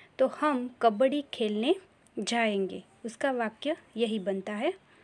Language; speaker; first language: Hindi; non-native, local second language; Gujarati